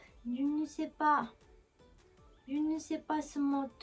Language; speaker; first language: French; non-native, learner; Japanese